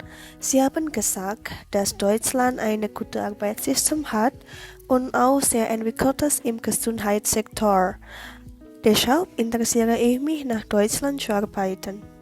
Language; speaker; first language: German; non-native, learner; Indonesian